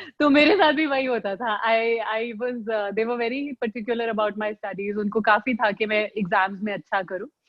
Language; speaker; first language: Hindi; native; Hindi